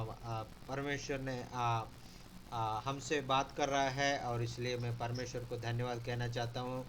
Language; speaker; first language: Hindi; non-native, local second language; Telugu